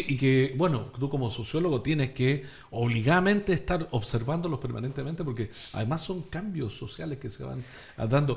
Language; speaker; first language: Spanish; native; Spanish